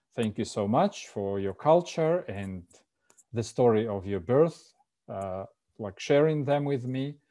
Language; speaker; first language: English; non-native, fluent; Russian